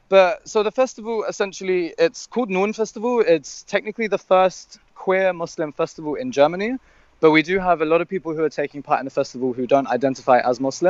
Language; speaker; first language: English; native; English